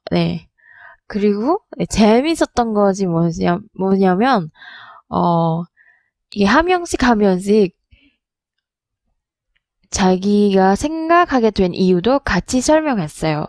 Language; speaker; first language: Korean; non-native, learner; Indonesian